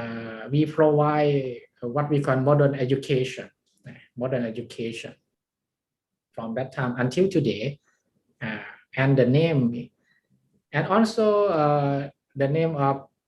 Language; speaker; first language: English; non-native, learner; Thai